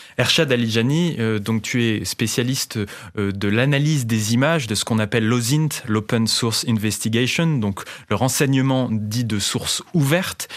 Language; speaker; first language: French; native; French